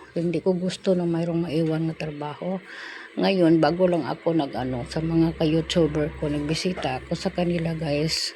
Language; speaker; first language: Filipino; non-native, local second language; Cebuano